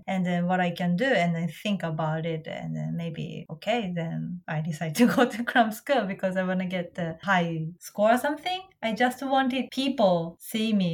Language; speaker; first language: English; non-native, fluent; Japanese